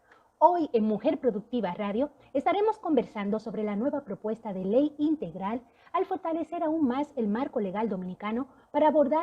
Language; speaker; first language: Spanish; native; Spanish